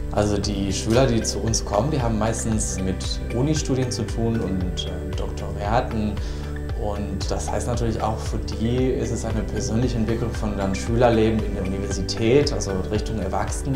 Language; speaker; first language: German; non-native, fluent; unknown